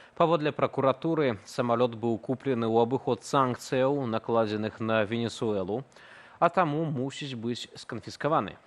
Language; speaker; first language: Belarusian; native; Belarusian